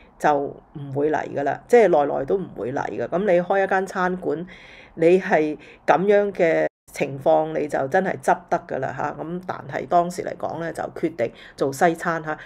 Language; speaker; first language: Cantonese; early bilingual, heritage; Cantonese